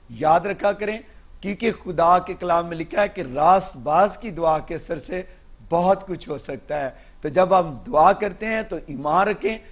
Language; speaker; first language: Urdu; non-native, local second language; Punjabi